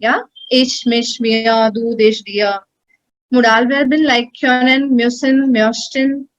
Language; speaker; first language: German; non-native, learner; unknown